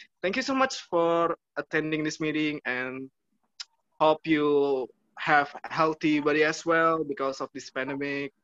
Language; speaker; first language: English; non-native, learner; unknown